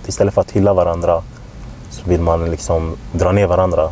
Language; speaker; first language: Swedish; native; Swedish